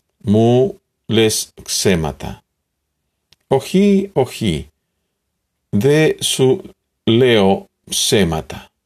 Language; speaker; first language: Greek; non-native, learner; Spanish